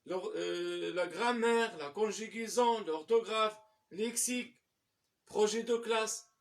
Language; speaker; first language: French; non-native, local second language; Arabic